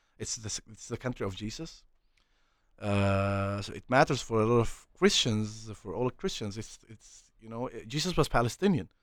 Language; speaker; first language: English; non-native, fluent; Arabic